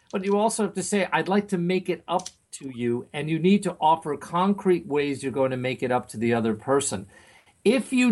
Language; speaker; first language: English; native; English